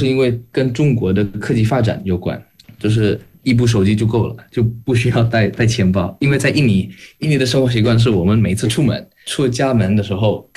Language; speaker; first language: Chinese; non-native, fluent; Indonesian